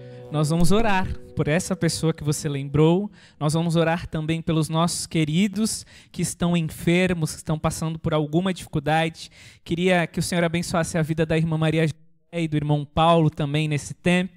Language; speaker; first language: Portuguese; native; Portuguese